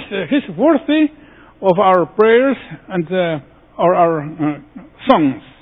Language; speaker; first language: English; non-native, fluent; Spanish